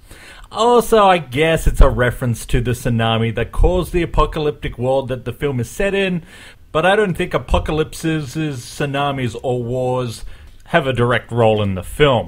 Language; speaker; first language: English; native; English